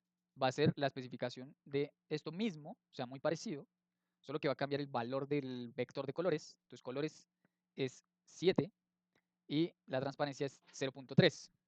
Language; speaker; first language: Spanish; native; Spanish